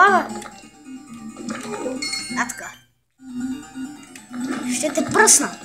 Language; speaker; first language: Bulgarian; native; Bulgarian